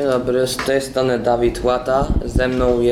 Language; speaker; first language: Polish; early bilingual, heritage; Polish